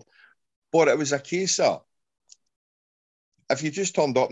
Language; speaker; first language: English; native; English